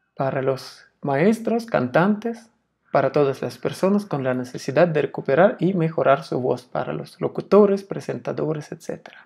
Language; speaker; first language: Spanish; non-native, fluent; Russian